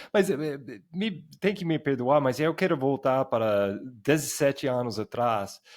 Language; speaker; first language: Portuguese; non-native, fluent; English